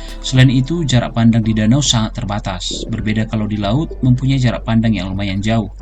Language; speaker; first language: Indonesian; native; Indonesian